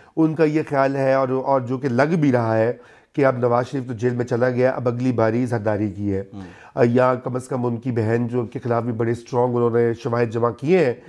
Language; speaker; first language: Urdu; non-native, local second language; Punjabi